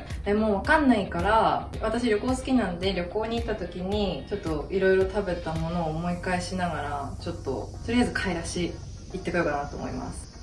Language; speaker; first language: Japanese; native; Japanese